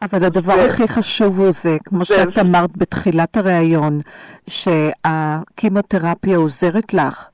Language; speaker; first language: Hebrew; native; Hebrew